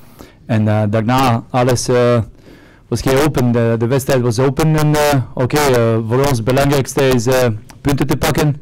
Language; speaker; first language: Dutch; non-native, fluent; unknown